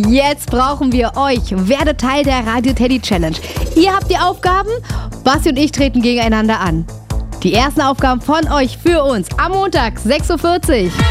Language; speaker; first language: German; native; German